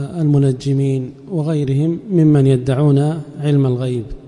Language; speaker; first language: Arabic; native; Arabic